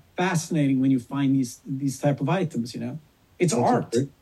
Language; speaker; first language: English; non-native, fluent; Swedish